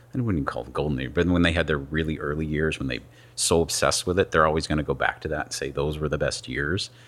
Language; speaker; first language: English; native; English